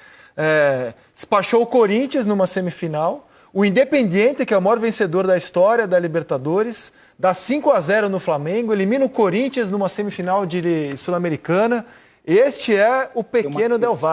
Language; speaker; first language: Portuguese; native; Portuguese